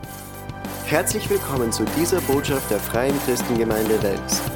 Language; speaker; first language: German; native; German